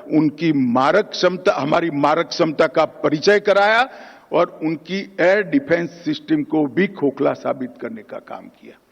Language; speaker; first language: Hindi; non-native, local second language; Gujarati